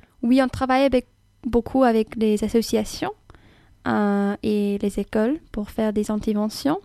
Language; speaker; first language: French; non-native, fluent; English